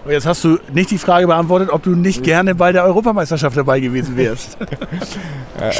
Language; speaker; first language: German; native; German